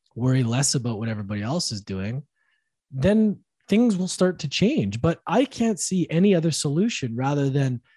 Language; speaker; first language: English; native; English